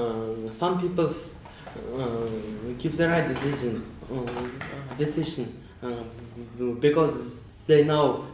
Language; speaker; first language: English; non-native, learner; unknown